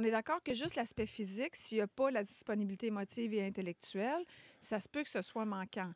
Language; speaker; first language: French; native; French